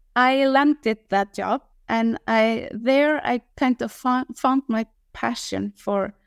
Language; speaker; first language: English; non-native, fluent; Icelandic